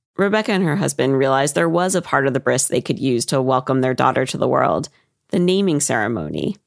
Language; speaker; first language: English; native; English